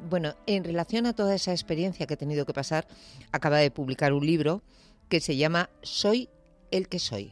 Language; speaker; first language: Spanish; native; Spanish